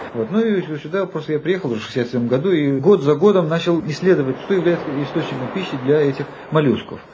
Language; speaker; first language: Russian; native; Russian